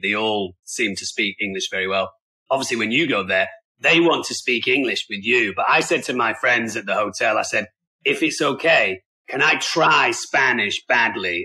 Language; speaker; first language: English; native; English